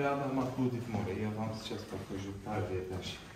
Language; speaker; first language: Russian; non-native, learner; Turkish